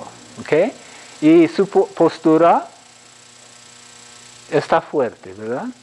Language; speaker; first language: Spanish; non-native, fluent; English